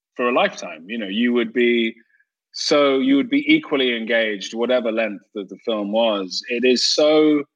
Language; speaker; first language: English; native; English